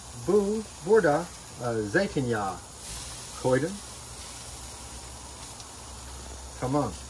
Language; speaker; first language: Turkish; non-native, learner; English